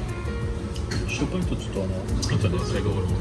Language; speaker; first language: Japanese; non-native, learner; French